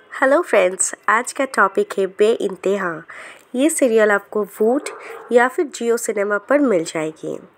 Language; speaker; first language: Hindi; non-native, local second language; Bangla